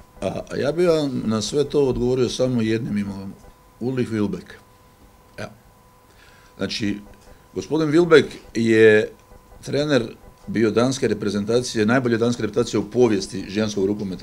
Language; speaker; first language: Croatian; native; Croatian